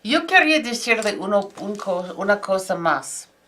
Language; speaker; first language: Spanish; non-native, fluent; English